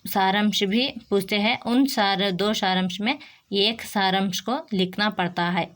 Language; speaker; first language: Hindi; non-native, local second language; Telugu